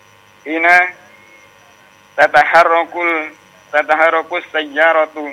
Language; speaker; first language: Arabic; non-native, learner; Indonesian